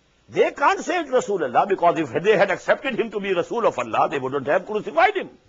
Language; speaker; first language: English; non-native, local second language; Urdu